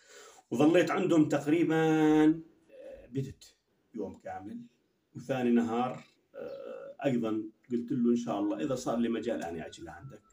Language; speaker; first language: Arabic; native; Arabic